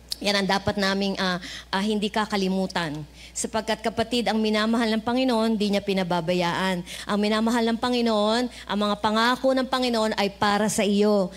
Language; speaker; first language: Filipino; native; Filipino